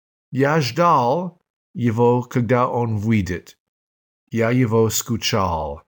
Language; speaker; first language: Russian; non-native, fluent; English